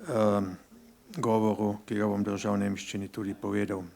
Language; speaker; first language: Slovenian; native; Slovenian